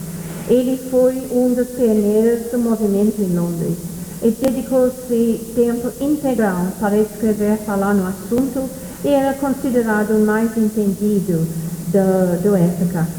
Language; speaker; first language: Portuguese; non-native, fluent; English